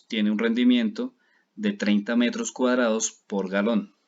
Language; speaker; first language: Spanish; native; Spanish